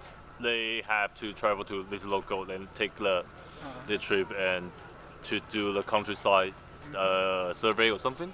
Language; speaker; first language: English; non-native, learner; Chinese